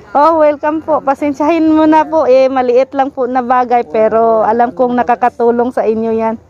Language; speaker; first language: Filipino; non-native, local second language; Cebuano